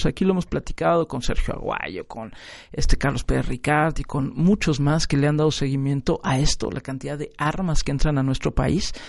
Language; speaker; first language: Spanish; native; Spanish